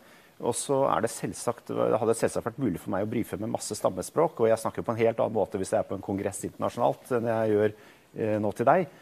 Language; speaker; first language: Norwegian; native; Norwegian